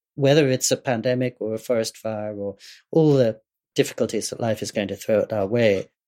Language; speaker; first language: English; native; English